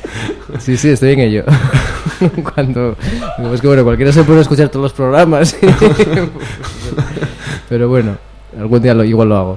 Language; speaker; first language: Spanish; native; Spanish